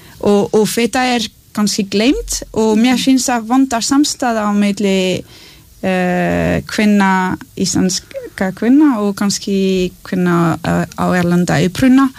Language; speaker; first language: Icelandic; non-native, learner; French